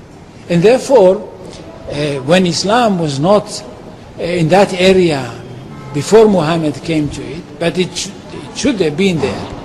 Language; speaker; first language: English; non-native, fluent; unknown